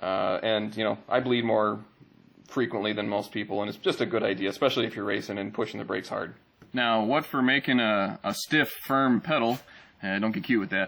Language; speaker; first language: English; native; English